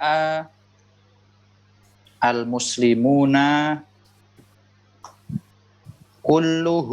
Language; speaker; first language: Arabic; non-native, fluent; Indonesian